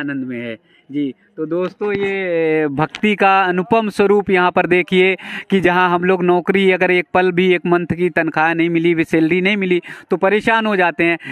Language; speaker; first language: Hindi; native; Hindi